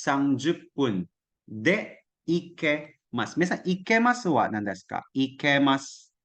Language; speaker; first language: Japanese; non-native, fluent; Cebuano